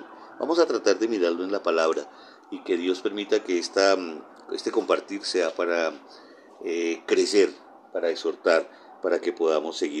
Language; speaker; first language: Spanish; native; Spanish